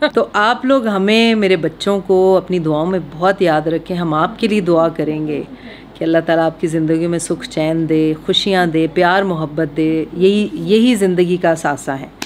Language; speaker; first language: Urdu; non-native, local second language; Punjabi